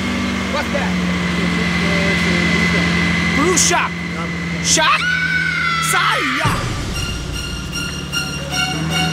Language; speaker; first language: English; non-native, learner; Chinese